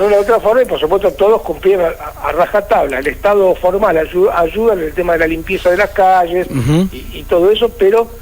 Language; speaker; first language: Spanish; native; Spanish